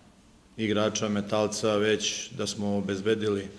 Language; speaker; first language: Serbian; native; Serbian